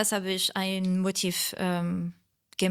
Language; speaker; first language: German; non-native, learner; French